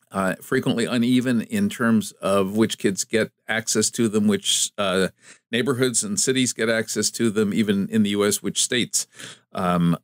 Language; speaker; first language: English; native; English